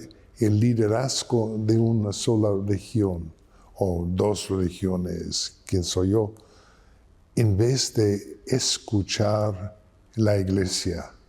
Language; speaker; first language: Spanish; non-native, fluent; English